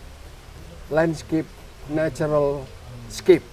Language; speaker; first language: English; non-native, learner; Indonesian